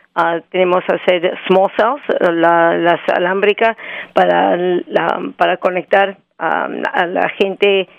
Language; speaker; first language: Spanish; native; Spanish